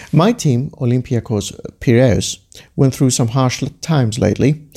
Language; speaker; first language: English; non-native, fluent; Greek